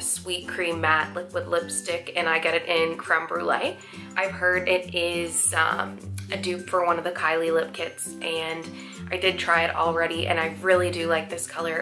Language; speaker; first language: English; native; English